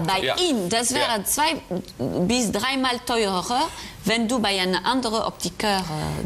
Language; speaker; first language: German; non-native, learner; French